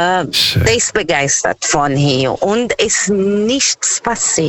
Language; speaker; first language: German; non-native, fluent; Portuguese